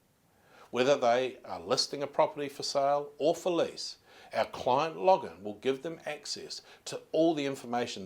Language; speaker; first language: English; native; English